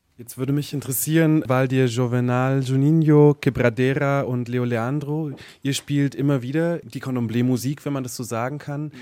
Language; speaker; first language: German; native; German